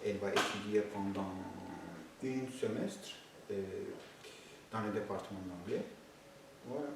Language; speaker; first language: French; non-native, fluent; Turkish